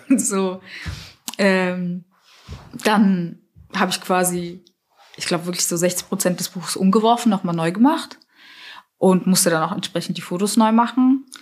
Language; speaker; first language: German; early bilingual, other home language; Russian